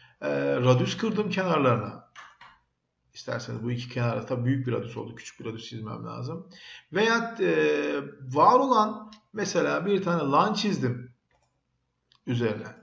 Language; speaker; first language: Turkish; native; Turkish